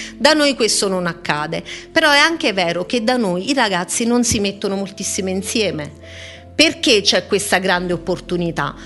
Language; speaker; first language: Italian; native; Italian